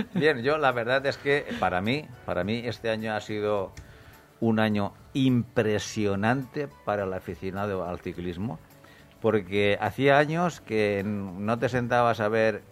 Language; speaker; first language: Spanish; native; Spanish